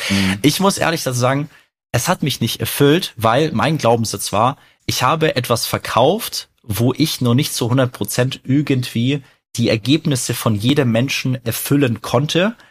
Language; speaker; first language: German; early bilingual, other home language; Russian